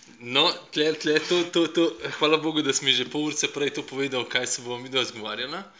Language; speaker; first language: Slovenian; non-native, fluent; Russian